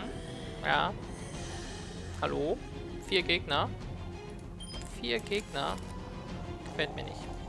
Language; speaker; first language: German; native; German